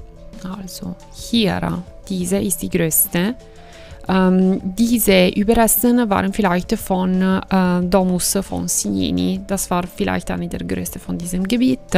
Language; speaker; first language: German; non-native, fluent; Italian